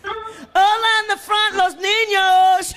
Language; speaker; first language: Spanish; non-native, learner; English